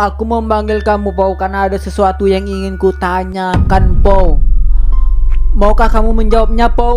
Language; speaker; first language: Indonesian; native; Indonesian